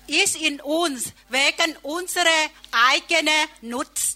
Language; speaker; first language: German; non-native, learner; Thai